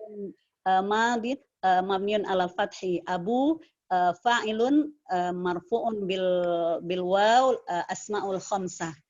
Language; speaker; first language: Arabic; non-native, learner; Indonesian